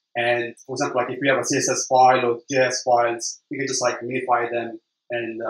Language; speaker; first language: English; non-native, fluent; Italian